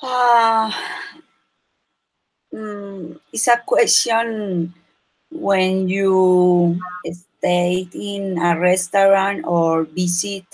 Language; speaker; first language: English; non-native, learner; Spanish